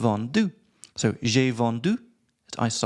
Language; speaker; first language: French; non-native, learner; English